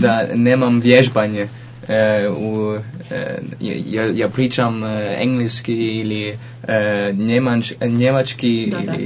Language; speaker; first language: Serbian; non-native, learner; Dutch